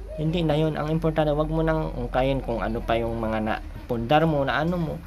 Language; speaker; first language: Filipino; native; Filipino